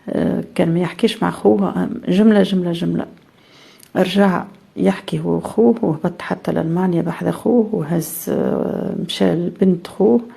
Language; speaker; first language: Arabic; native; Arabic